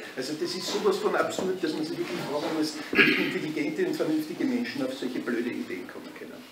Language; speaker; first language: German; native; German